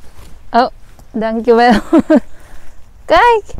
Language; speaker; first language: Dutch; non-native, learner; Filipino